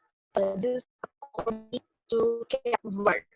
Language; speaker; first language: English; non-native, learner; Indonesian